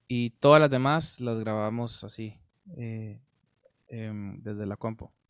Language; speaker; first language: Spanish; native; Spanish